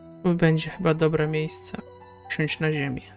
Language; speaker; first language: Polish; native; Polish